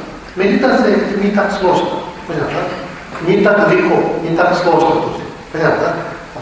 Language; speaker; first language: Russian; non-native, learner; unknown